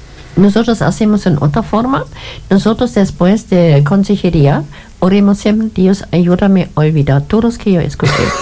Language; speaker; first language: Spanish; non-native, fluent; German